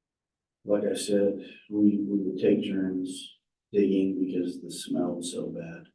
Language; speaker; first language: English; native; English